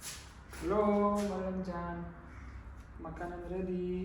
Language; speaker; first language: Indonesian; non-native, learner; Pashto